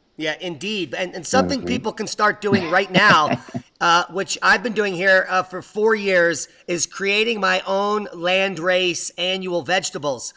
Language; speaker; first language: English; native; English